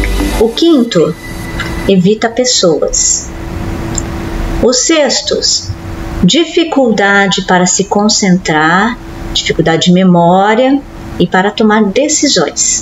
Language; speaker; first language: Portuguese; native; Portuguese